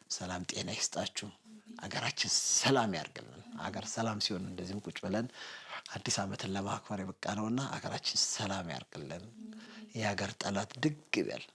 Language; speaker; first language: Amharic; non-native, local second language; Sebat Bet Gurage